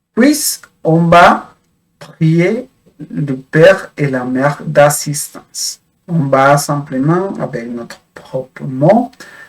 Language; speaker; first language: French; non-native, fluent; Spanish